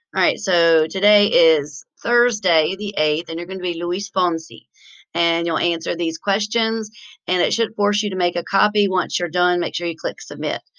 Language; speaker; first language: English; native; English